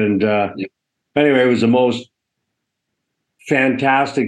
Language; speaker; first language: English; native; English